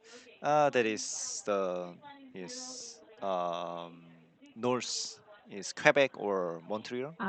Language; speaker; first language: English; non-native, learner; Korean